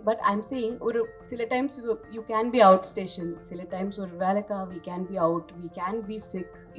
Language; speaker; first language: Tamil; non-native, fluent; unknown